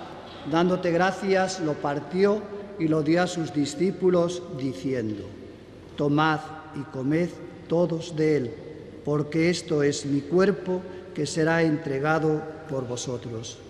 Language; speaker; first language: Spanish; native; Spanish